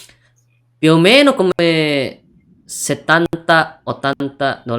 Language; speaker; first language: Italian; non-native, learner; Indonesian